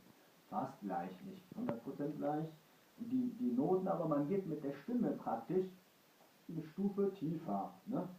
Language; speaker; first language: German; early bilingual, other home language; Kurdish